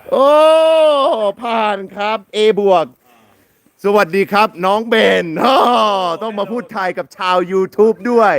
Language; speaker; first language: Thai; non-native, fluent; English